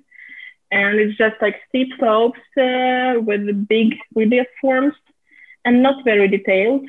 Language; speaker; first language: English; non-native, fluent; Russian